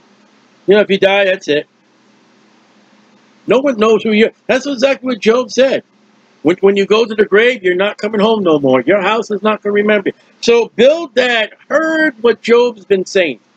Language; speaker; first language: English; native; English